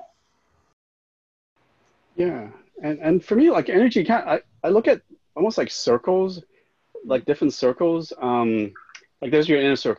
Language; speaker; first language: English; non-native, local second language; Cantonese